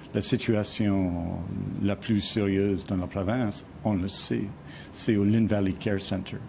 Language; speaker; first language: French; non-native, fluent; English